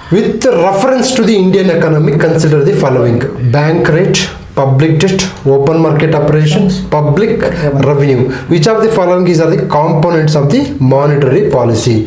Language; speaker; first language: English; non-native, local second language; Kannada